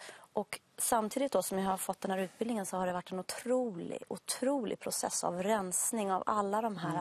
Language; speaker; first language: Swedish; native; Swedish